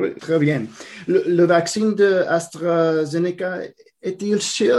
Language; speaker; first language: French; non-native, learner; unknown